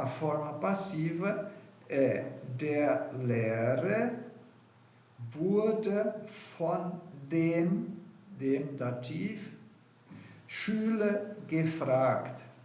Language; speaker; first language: German; non-native, fluent; Portuguese